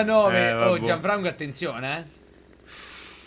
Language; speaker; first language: Italian; native; Italian